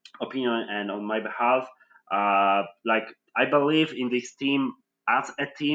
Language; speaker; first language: English; non-native, fluent; Polish